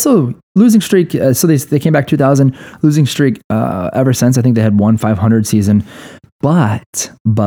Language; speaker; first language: English; native; English